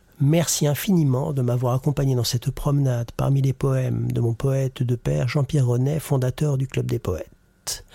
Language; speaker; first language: French; native; French